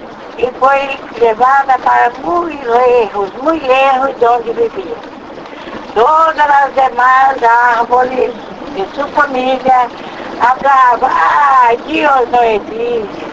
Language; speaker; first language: Spanish; non-native, fluent; Portuguese